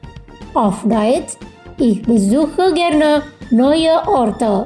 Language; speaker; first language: German; non-native, fluent; Indonesian